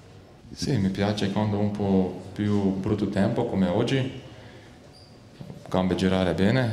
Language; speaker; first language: Italian; non-native, learner; Slovenian